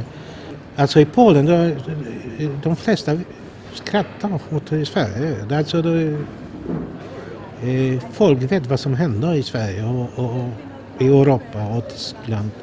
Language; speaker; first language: Swedish; non-native, fluent; Polish